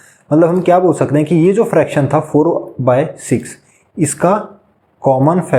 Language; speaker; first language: Hindi; native; Hindi